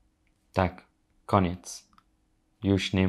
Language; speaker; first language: Polish; non-native, learner; Arabic